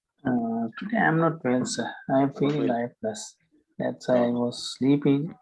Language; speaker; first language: English; non-native, learner; Sinhala